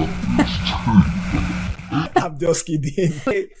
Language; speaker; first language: English; non-native, local second language; Yoruba